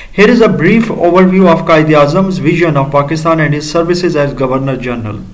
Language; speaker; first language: English; non-native, local second language; Urdu